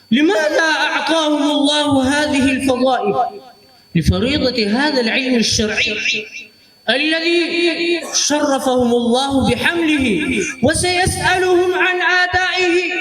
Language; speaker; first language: Arabic; non-native, learner; Urdu